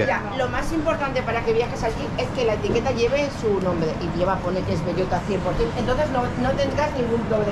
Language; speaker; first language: Spanish; native; Spanish